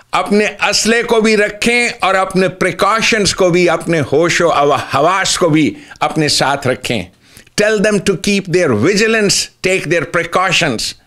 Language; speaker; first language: Urdu; native; Urdu